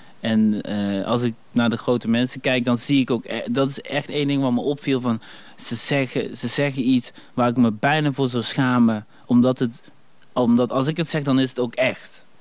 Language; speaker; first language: Dutch; early bilingual, other home language; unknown